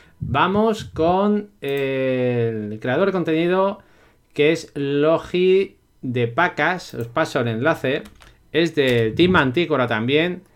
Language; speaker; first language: Spanish; native; Spanish